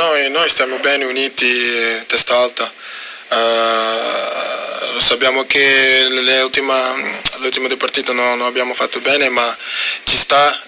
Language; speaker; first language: Italian; non-native, fluent; Portuguese